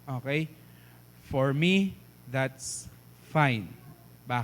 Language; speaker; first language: English; non-native, fluent; Filipino